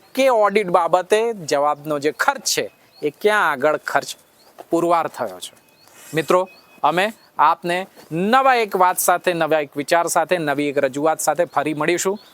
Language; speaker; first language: Gujarati; native; Gujarati